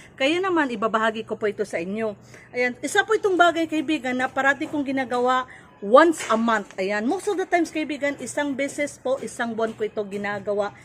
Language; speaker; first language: Filipino; non-native, local second language; Cebuano